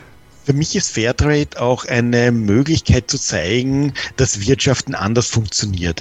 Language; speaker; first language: German; native; German